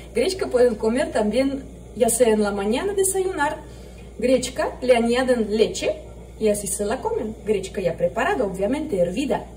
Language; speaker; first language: Spanish; non-native, fluent; Russian